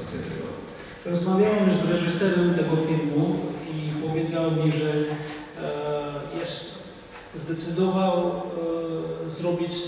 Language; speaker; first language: Polish; non-native, fluent; Georgian